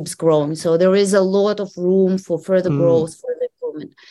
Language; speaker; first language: English; non-native, fluent; Russian